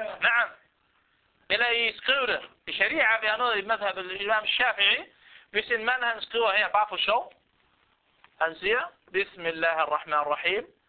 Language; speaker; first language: Danish; non-native, fluent; Arabic